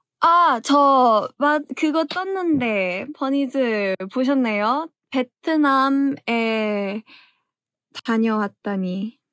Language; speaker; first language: Korean; early bilingual, heritage; English